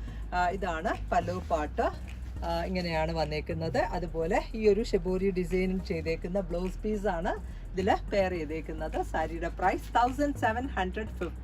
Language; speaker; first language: Malayalam; native; Malayalam